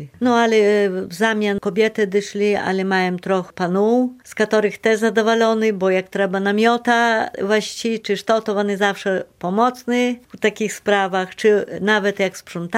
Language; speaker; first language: Polish; non-native, local second language; Belarusian